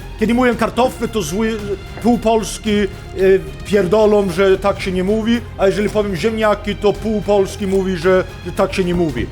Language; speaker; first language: Polish; non-native, fluent; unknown